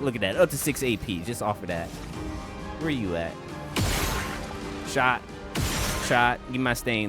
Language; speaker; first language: English; native; English